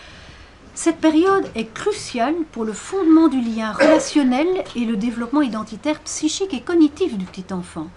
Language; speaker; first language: French; native; French